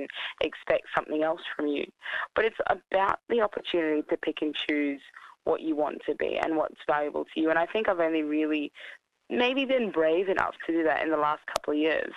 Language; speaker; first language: English; native; English